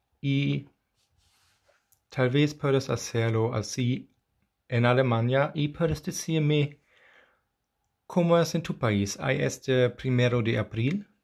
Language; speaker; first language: Spanish; non-native, learner; German